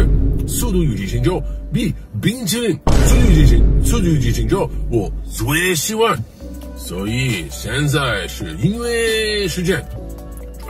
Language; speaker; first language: Chinese; non-native, learner; English